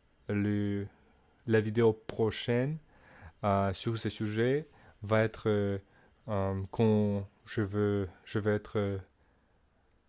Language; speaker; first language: French; non-native, learner; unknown